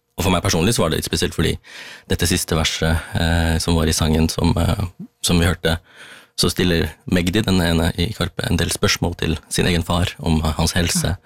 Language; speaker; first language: Norwegian; early bilingual, other home language; Tamil